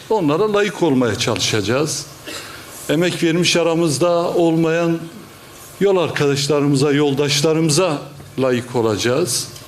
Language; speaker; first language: Turkish; non-native, local second language; Kurdish